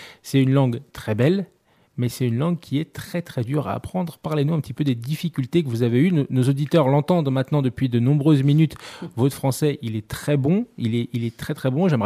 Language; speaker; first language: French; native; French